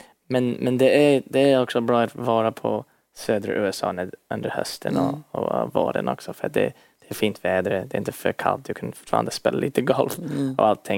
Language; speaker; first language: Swedish; early bilingual, heritage; English